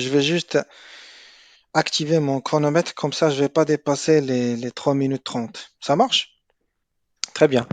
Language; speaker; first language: French; non-native, local second language; Arabic